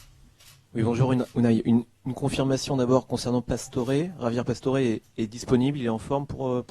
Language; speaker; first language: French; native; French